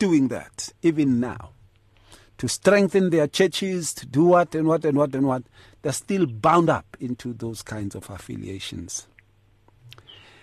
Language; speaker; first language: English; non-native, local second language; Northern Sotho